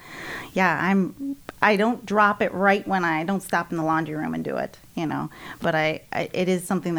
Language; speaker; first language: English; native; English